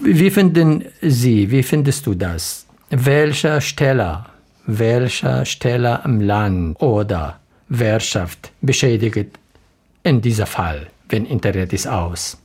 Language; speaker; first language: German; non-native, learner; Arabic